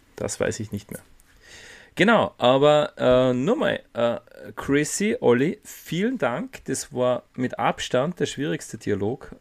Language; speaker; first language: German; native; German